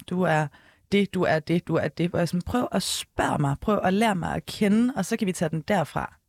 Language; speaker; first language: Danish; native; Danish